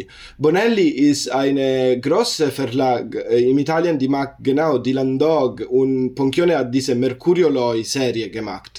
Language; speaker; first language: German; non-native, learner; Italian